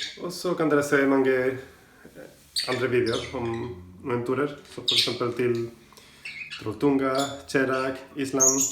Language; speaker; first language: Norwegian; non-native, learner; Spanish